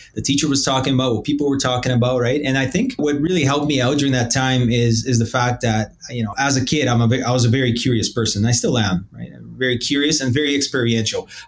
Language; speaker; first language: English; early bilingual, other home language; Portuguese